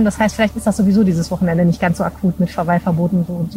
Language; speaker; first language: German; native; German